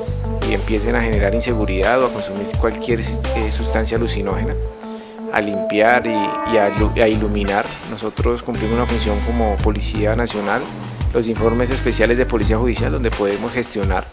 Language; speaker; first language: Spanish; native; Spanish